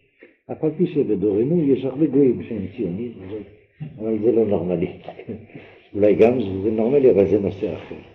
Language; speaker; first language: Hebrew; non-native, fluent; French